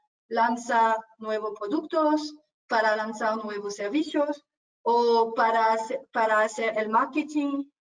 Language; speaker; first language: Spanish; non-native, fluent; French